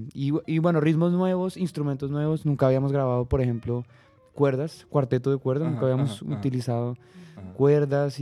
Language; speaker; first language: Spanish; native; Spanish